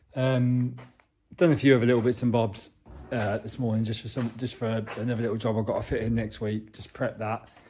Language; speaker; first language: English; native; English